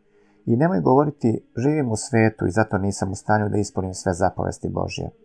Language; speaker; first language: Serbian; native; Serbian